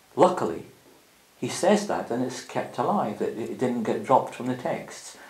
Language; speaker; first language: English; native; English